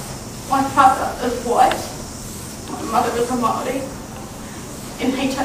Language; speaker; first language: English; native; English